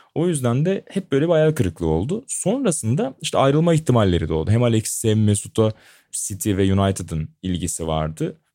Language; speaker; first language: Turkish; native; Turkish